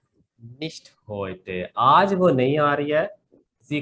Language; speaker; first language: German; non-native, fluent; Urdu